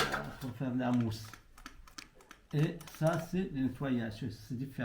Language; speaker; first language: French; non-native, local second language; Arabic